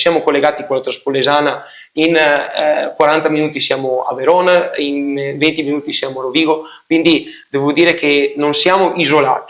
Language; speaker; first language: Italian; native; Italian